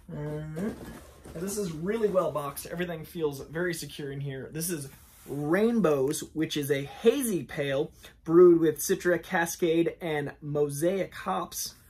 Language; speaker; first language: English; native; English